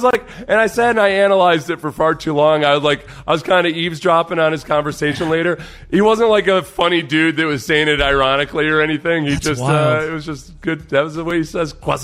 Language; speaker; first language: English; native; English